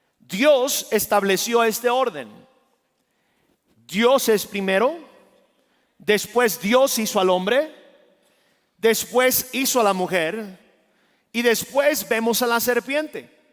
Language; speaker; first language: Spanish; native; Spanish